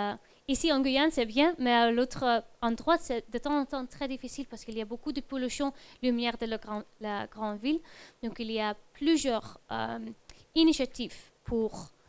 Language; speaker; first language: French; non-native, fluent; Dutch